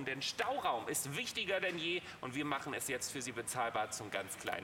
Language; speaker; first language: German; native; German